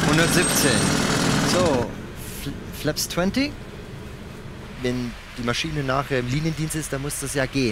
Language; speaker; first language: German; native; German